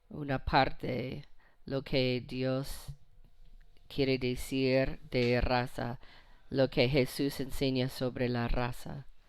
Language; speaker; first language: Spanish; non-native, fluent; English